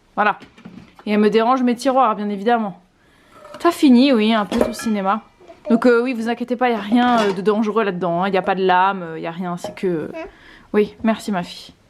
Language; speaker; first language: French; native; French